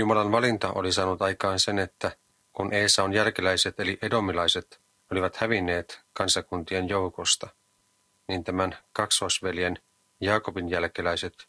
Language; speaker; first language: Finnish; native; Finnish